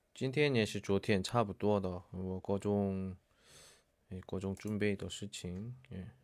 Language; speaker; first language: Chinese; non-native, learner; Korean